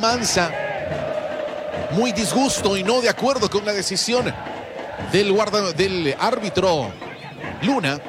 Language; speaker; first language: Spanish; native; Spanish